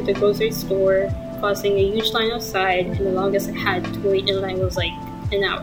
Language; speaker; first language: English; non-native, local second language; Filipino